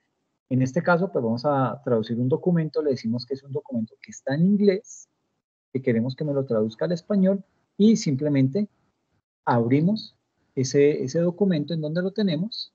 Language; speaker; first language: Spanish; native; Spanish